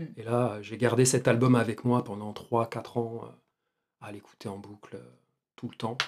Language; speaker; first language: French; native; French